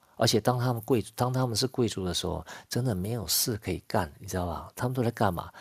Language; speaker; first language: Chinese; native; Chinese